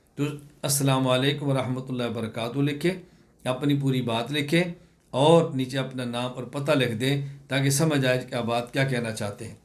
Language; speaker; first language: Urdu; non-native, local second language; Punjabi